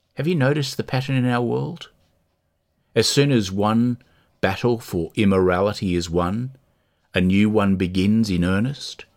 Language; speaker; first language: English; native; English